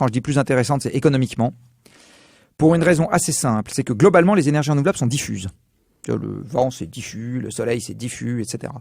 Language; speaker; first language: French; native; French